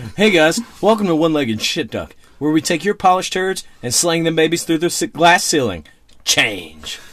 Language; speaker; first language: English; native; English